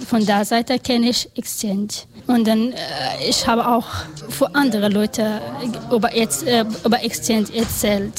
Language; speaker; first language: German; non-native, learner; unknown